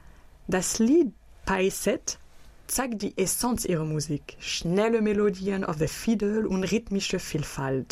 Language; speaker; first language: German; native; German